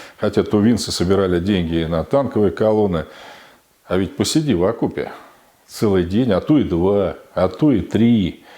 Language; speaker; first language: Russian; native; Russian